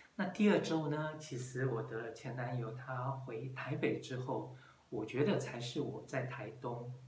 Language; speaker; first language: Chinese; native; Chinese